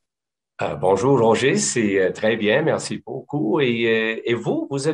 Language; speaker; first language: French; non-native, local second language; English